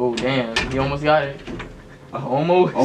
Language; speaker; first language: English; native; English